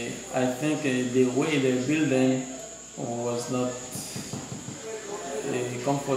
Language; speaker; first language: English; non-native, learner; Haitian Creole